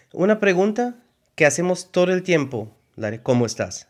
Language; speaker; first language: Spanish; non-native, fluent; German